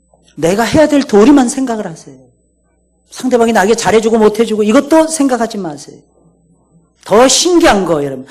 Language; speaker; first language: Korean; native; Korean